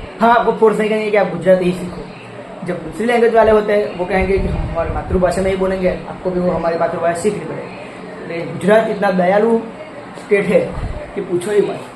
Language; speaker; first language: Hindi; non-native, local second language; Gujarati